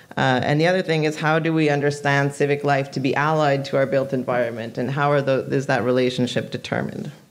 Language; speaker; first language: English; native; English